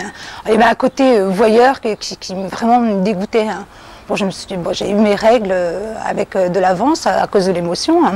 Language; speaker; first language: French; native; French